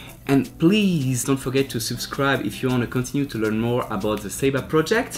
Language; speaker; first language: English; non-native, learner; French